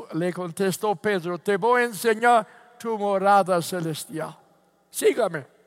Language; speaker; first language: Spanish; non-native, fluent; English